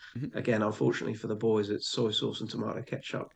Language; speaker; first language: English; native; English